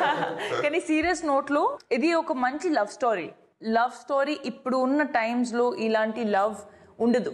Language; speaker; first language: Telugu; non-native, fluent; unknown